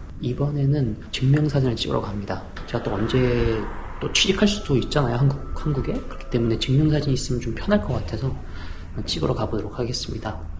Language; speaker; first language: Korean; early bilingual, heritage; Korean